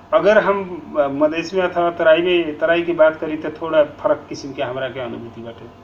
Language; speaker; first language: Bhojpuri; non-native, local second language; Nepali